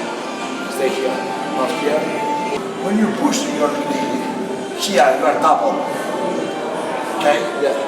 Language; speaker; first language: English; non-native, learner; Italian